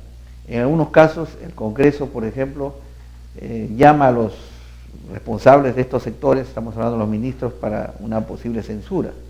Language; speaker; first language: Spanish; native; Spanish